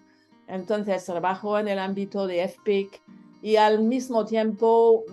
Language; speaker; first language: Spanish; non-native, learner; French